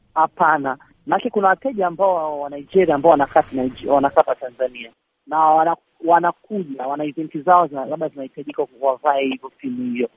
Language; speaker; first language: Swahili; native; Swahili